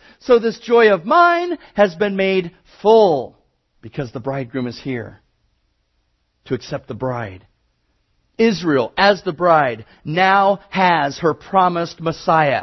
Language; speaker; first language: English; native; English